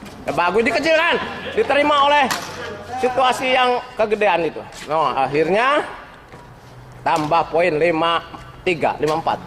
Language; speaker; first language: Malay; non-native, local second language; Javanese